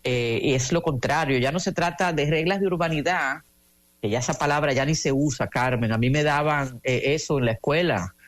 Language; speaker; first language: Spanish; native; Spanish